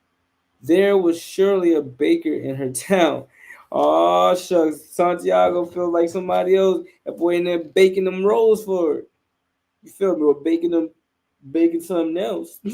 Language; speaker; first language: English; native; English